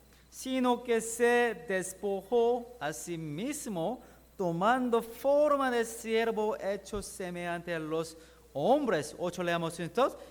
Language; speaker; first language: Spanish; non-native, learner; Korean